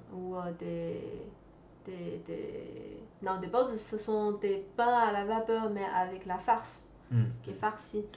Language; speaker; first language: French; non-native, fluent; Chinese